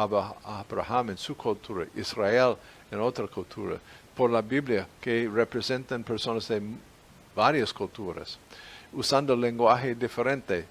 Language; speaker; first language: Spanish; non-native, fluent; English